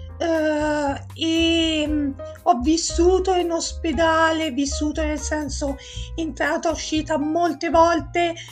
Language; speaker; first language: Italian; native; Italian